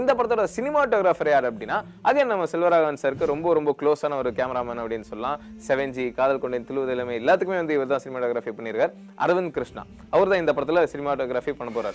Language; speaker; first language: Tamil; native; Tamil